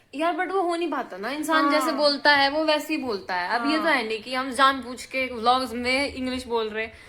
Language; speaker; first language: Hindi; native; Hindi